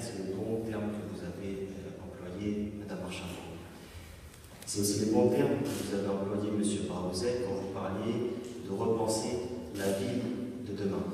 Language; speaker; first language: French; native; French